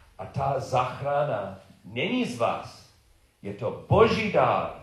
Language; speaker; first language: Czech; non-native, learner; English